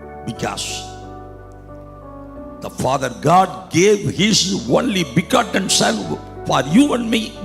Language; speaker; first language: English; non-native, local second language; Tamil